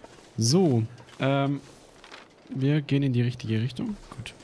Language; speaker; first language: German; native; German